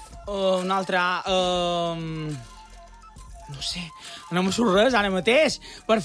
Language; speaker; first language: Catalan; native; Catalan